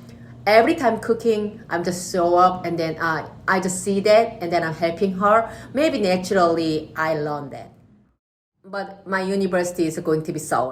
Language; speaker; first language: English; non-native, learner; Korean